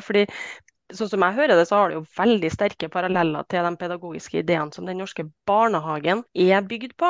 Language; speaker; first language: Norwegian; native; Norwegian